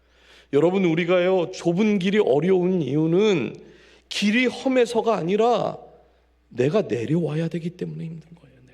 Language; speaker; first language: Korean; native; Korean